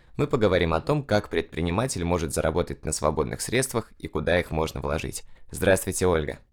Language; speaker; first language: Russian; native; Russian